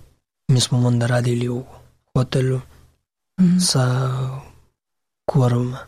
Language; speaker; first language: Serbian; non-native, learner; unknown